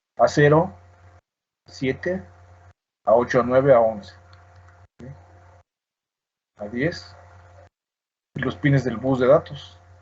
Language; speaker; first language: Spanish; native; Spanish